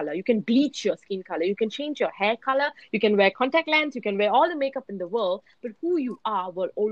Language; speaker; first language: English; native; English